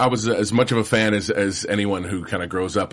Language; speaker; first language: English; native; English